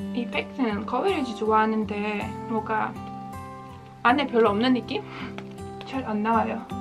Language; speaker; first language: Korean; non-native, fluent; Latvian